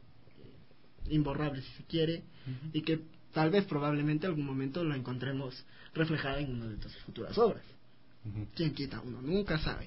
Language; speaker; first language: Spanish; native; Spanish